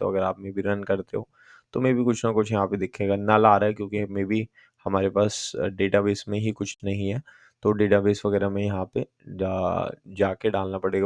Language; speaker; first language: Hindi; native; Hindi